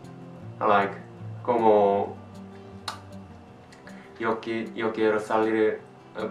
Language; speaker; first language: Spanish; non-native, learner; Korean